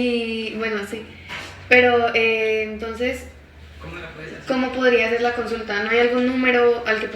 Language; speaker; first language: Spanish; native; Spanish